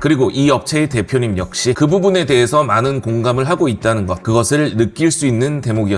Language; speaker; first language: Korean; native; Korean